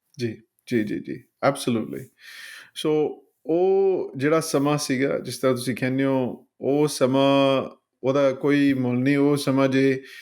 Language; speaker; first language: Punjabi; early bilingual, heritage; Punjabi